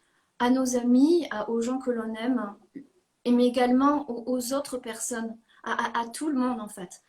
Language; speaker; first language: French; native; French